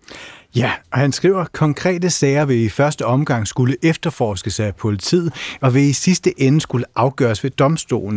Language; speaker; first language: Danish; native; Danish